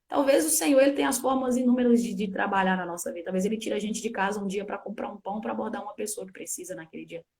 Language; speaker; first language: Portuguese; native; Portuguese